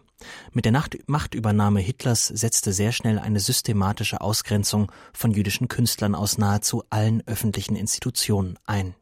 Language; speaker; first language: German; native; German